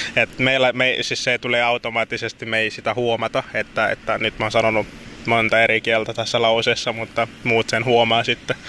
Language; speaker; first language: Finnish; early bilingual, other home language; Lingala